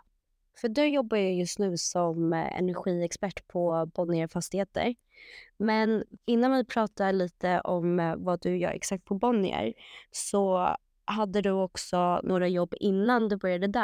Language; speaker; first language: Swedish; native; Swedish